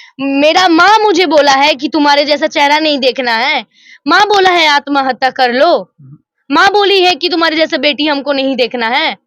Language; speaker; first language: Hindi; non-native, local second language; Bangla